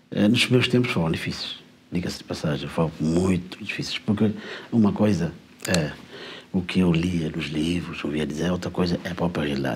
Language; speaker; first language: Portuguese; non-native, local second language; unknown